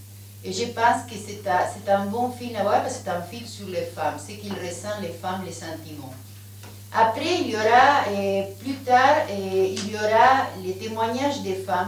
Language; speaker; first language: French; non-native, fluent; Spanish